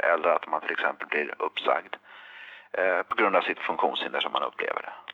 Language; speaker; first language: Swedish; native; Swedish